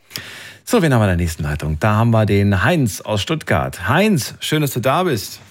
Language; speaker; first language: German; native; German